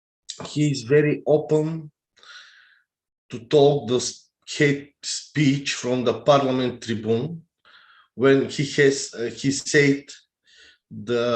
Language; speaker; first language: English; non-native, learner; Bulgarian